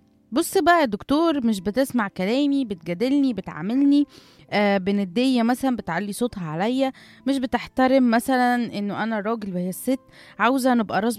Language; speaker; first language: Arabic; native; Arabic